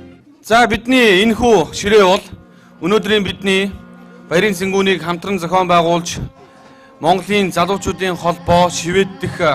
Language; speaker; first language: Mongolian; native; Mongolian